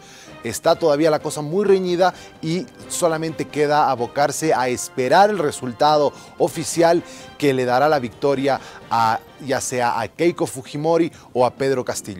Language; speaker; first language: Spanish; native; Spanish